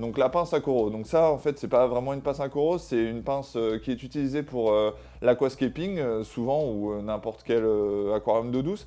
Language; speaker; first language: French; native; French